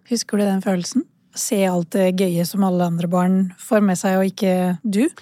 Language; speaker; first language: Norwegian; early bilingual, other home language; Urdu